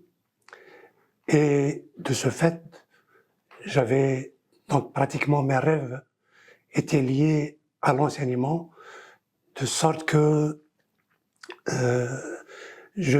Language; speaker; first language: French; non-native, local second language; Kabyle